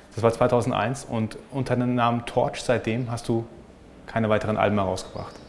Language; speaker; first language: German; native; German